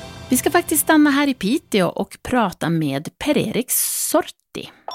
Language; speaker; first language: Swedish; native; Swedish